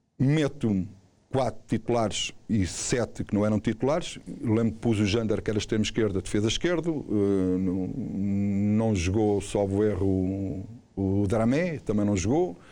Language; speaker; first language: Portuguese; native; Portuguese